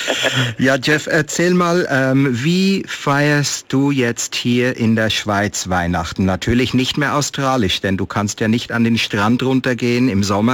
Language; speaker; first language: German; native; German